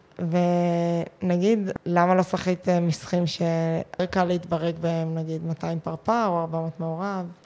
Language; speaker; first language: Hebrew; native; Hebrew